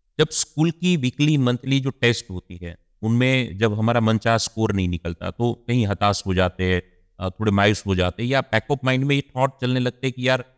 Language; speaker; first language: Hindi; non-native, local second language; Gujarati